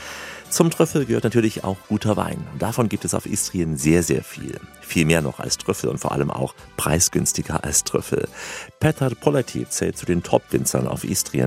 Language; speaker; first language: German; native; German